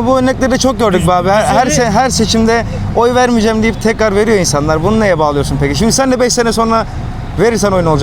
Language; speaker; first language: Turkish; native; Turkish